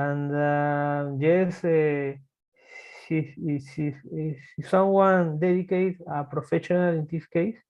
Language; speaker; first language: English; non-native, learner; Spanish